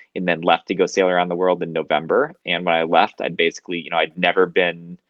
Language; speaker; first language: English; native; English